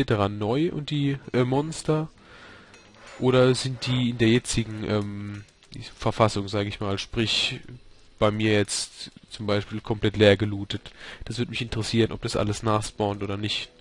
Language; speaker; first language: German; native; German